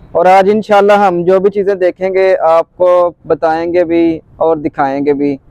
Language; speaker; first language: Urdu; non-native, local second language; Punjabi